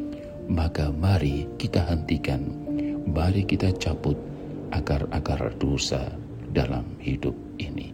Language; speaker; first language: Indonesian; native; Indonesian